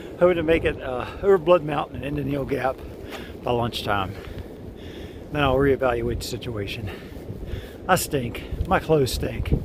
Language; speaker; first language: English; native; English